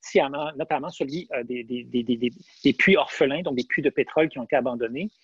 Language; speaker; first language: French; native; French